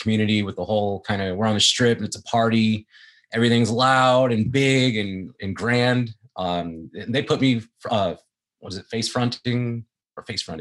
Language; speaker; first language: English; native; English